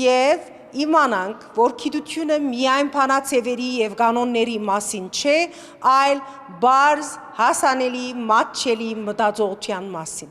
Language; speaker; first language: Armenian; native; Armenian